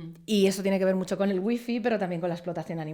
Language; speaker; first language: Spanish; native; Spanish